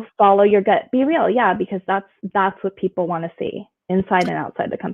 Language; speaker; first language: English; native; English